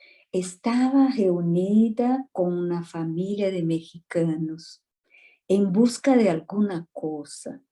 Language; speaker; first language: Spanish; non-native, fluent; Portuguese